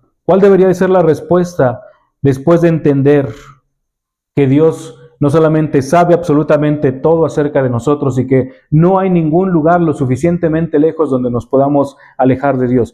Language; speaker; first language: Spanish; native; Spanish